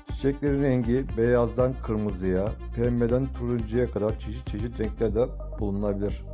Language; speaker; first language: Turkish; native; Turkish